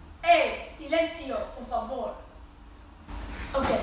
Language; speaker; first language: Spanish; non-native, learner; English